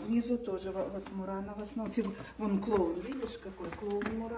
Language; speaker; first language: Russian; native; Russian